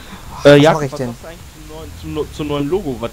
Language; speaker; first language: German; native; German